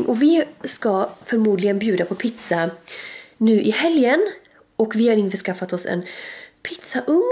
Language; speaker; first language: Swedish; native; Swedish